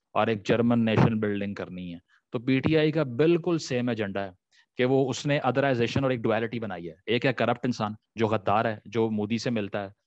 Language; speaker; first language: Urdu; native; Urdu